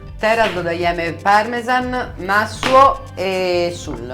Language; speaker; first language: Polish; non-native, learner; Italian